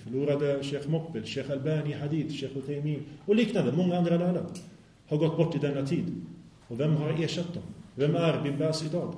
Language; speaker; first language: Swedish; early bilingual, other home language; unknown